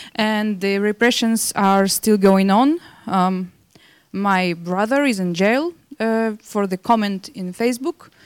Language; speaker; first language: English; non-native, fluent; Belarusian